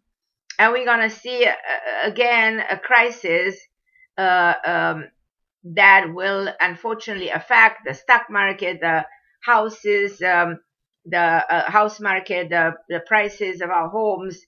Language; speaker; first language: English; non-native, fluent; Romanian